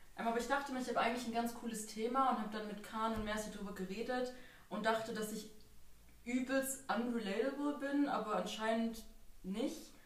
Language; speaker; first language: German; native; German